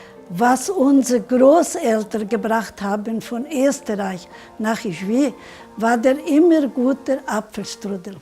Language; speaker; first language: German; early bilingual, heritage; Portuguese